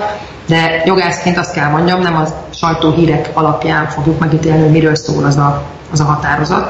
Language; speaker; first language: Hungarian; native; Hungarian